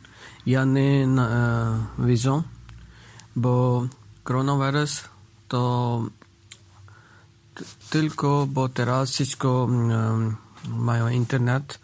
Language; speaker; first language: Polish; non-native, learner; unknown